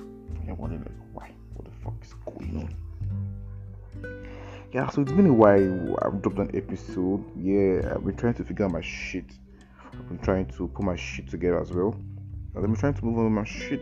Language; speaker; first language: English; non-native, local second language; Yoruba